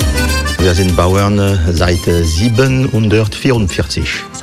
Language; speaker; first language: German; non-native, fluent; French